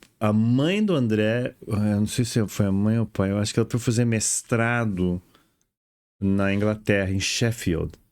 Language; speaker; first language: Portuguese; early bilingual, other home language; English